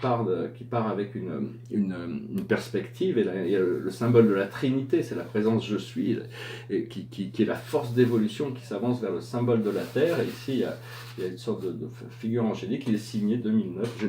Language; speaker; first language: French; native; French